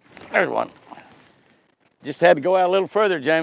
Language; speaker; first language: English; native; English